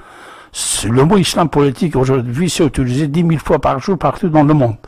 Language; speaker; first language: French; non-native, fluent; Persian